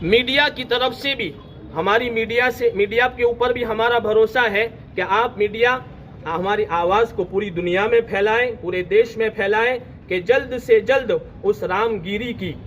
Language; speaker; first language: Urdu; non-native, local second language; Gujarati